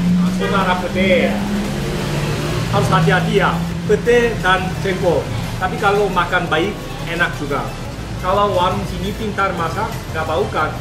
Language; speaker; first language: Indonesian; non-native, learner; Korean